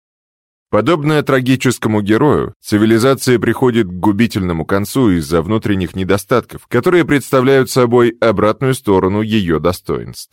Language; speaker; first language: Russian; native; Russian